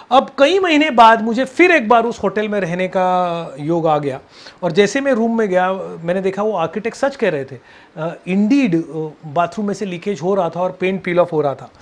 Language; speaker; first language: Hindi; non-native, local second language; Marathi